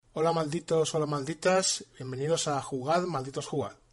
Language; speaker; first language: Spanish; native; Spanish